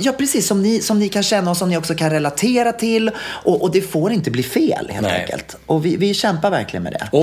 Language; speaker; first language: Swedish; native; Swedish